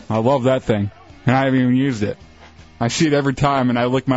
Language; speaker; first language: English; native; English